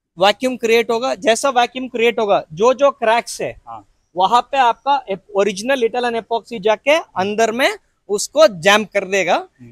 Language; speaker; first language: Hindi; non-native, local second language; Kannada